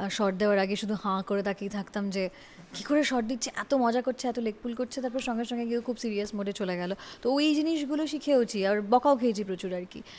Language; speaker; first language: Bangla; native; Bangla